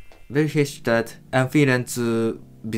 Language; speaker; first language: German; non-native, learner; Japanese